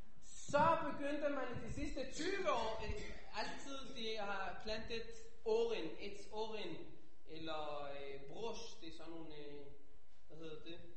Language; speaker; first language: Danish; non-native, fluent; Hebrew